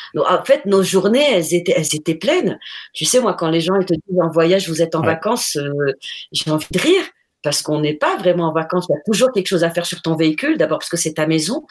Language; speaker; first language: French; non-native, local second language; Arabic